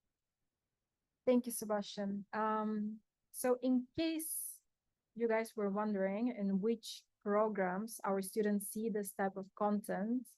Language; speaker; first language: English; non-native, fluent; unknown